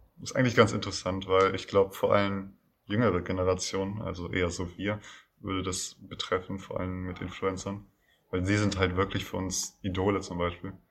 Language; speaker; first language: German; native; German